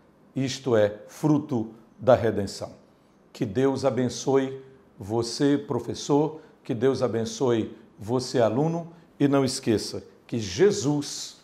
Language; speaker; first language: Portuguese; native; Portuguese